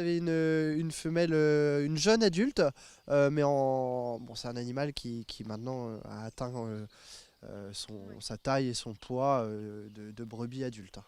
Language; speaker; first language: French; native; French